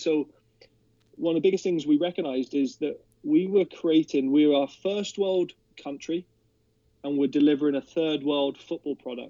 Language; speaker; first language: English; native; English